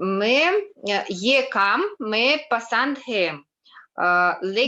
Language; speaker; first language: Hindi; non-native, learner; Russian